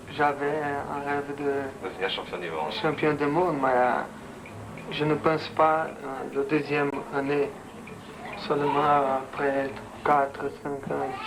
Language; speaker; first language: French; non-native, learner; Portuguese